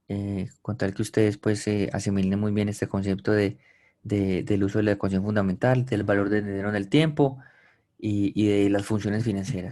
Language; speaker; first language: Spanish; native; Spanish